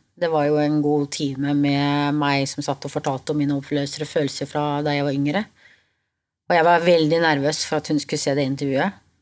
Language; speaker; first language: Norwegian; early bilingual, other home language; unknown